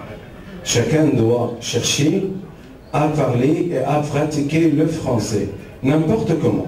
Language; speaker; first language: French; non-native, fluent; Arabic